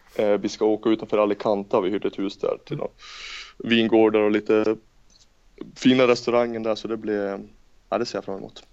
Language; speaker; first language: Swedish; native; Swedish